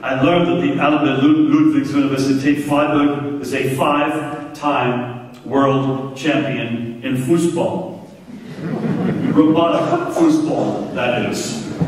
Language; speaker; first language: English; native; English